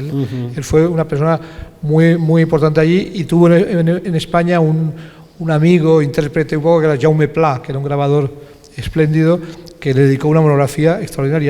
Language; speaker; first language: Spanish; native; Spanish